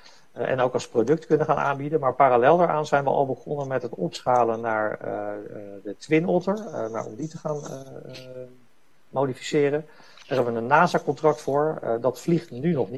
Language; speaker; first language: Dutch; native; Dutch